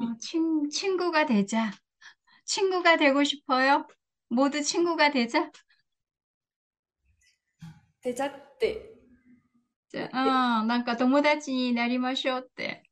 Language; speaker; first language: Japanese; non-native, fluent; Korean